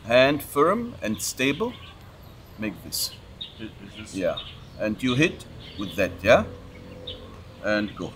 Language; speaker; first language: English; non-native, fluent; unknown